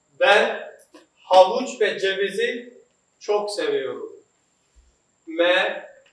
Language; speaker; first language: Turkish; non-native, fluent; Urdu